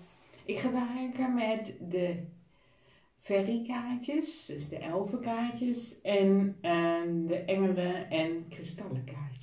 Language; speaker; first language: Dutch; native; Dutch